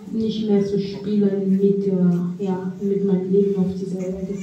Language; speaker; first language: German; non-native, fluent; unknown